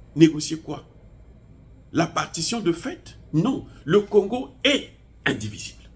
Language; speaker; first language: French; non-native, local second language; Lingala